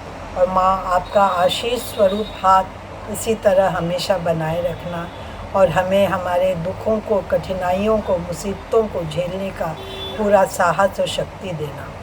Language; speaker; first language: Hindi; native; Hindi